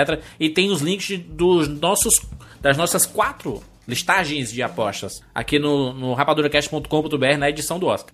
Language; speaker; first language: Portuguese; native; Portuguese